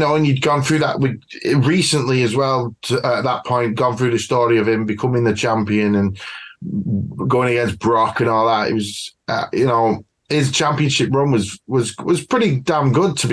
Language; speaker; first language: English; native; English